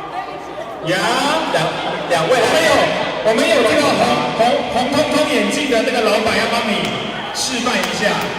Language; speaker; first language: Chinese; native; Chinese